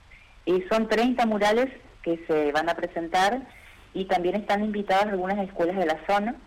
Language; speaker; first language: Spanish; native; Spanish